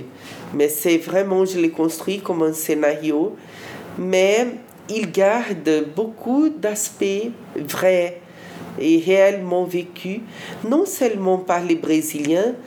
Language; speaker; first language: French; non-native, fluent; Portuguese